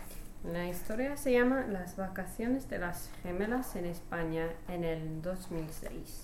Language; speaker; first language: Spanish; non-native, learner; English